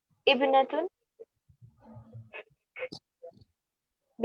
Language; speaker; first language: Arabic; non-native, learner; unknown